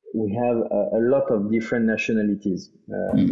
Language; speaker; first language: English; non-native, fluent; French